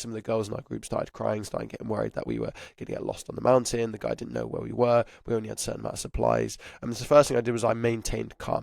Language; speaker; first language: English; native; English